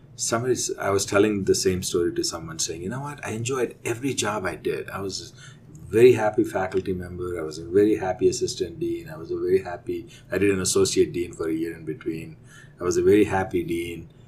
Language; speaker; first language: English; non-native, local second language; Telugu